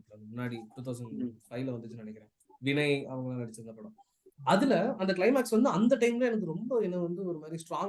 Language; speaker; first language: Tamil; native; Tamil